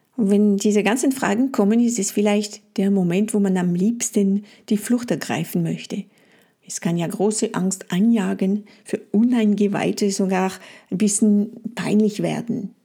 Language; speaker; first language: German; non-native, fluent; French